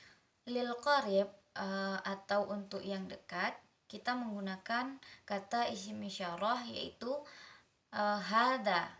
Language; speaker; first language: Indonesian; native; Indonesian